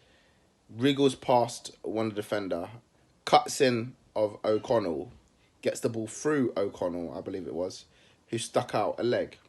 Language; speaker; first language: English; native; English